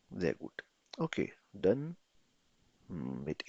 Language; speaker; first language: German; non-native, fluent; Urdu